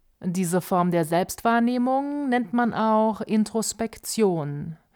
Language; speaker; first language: German; native; German